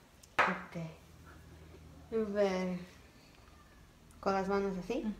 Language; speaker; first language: Spanish; early bilingual, heritage; English